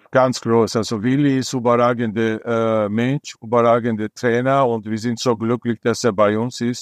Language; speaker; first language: German; non-native, fluent; Georgian